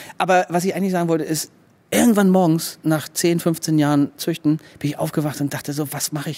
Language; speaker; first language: German; native; German